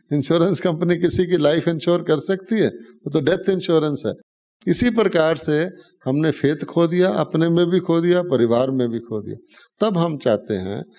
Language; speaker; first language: Hindi; native; Hindi